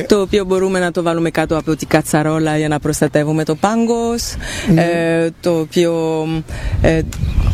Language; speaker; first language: Greek; non-native, fluent; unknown